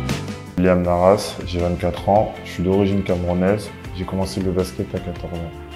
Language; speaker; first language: French; early bilingual, other home language; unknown